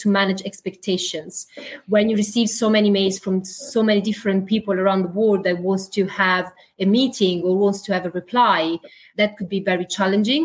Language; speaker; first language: English; non-native, fluent; Italian